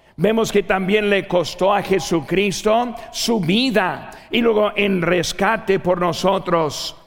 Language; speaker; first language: Spanish; non-native, fluent; English